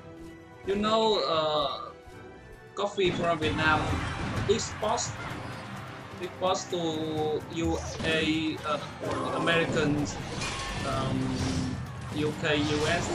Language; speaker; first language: English; non-native, learner; Vietnamese